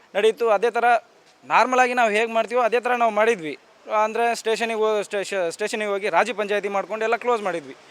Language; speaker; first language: Kannada; non-native, local second language; Lambadi